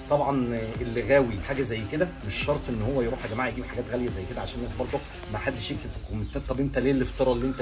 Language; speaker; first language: Arabic; native; Arabic